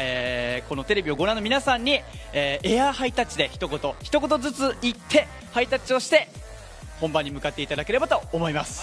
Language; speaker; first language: Japanese; native; Japanese